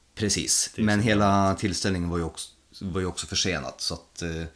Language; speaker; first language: Swedish; non-native, fluent; Polish